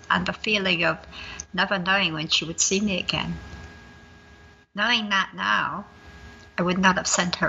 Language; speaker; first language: English; native; English